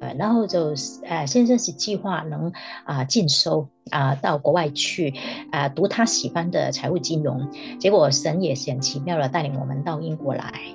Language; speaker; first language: Chinese; non-native, local second language; Cantonese